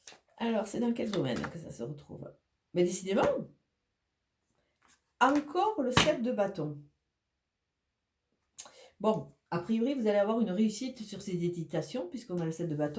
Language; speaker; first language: French; native; French